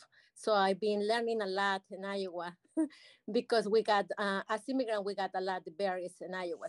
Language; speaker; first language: English; non-native, learner; Spanish